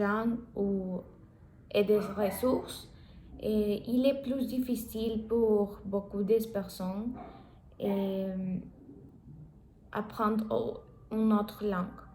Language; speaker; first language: French; non-native, learner; Spanish